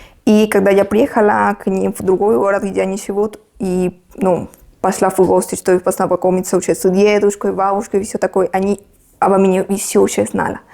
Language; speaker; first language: Russian; non-native, fluent; Spanish